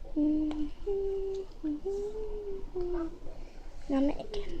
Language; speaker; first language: Korean; native; Korean